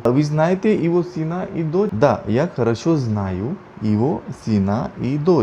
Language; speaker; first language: Russian; non-native, learner; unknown